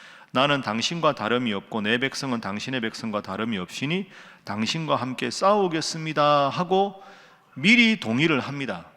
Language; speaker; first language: Korean; native; Korean